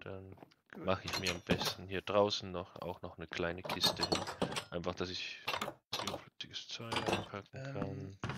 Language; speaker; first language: German; native; German